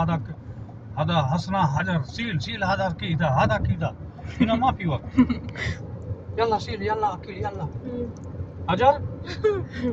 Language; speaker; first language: Arabic; non-native, learner; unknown